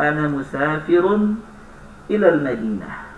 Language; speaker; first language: Arabic; non-native, fluent; Indonesian